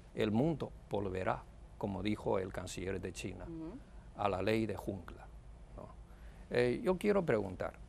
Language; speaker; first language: Spanish; non-native, fluent; Chinese